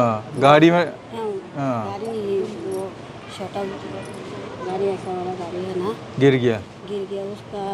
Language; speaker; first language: Hindi; non-native, local second language; Malayalam